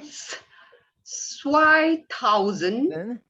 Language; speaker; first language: German; non-native, learner; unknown